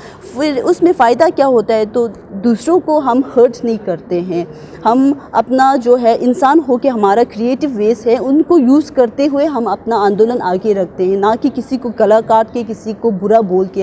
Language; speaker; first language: Hindi; non-native, local second language; Tibetan